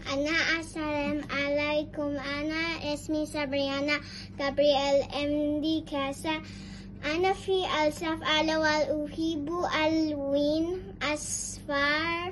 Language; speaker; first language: Arabic; non-native, learner; Filipino